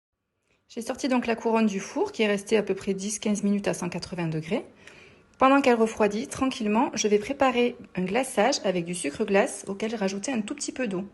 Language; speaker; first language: French; native; French